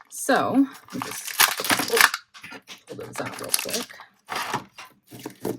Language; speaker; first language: English; native; English